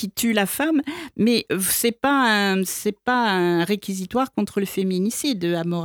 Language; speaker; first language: French; native; French